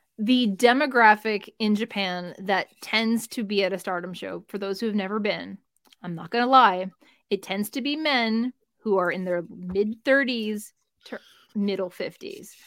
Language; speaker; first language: English; native; English